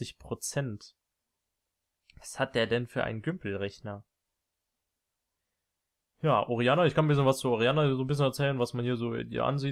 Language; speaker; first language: German; native; German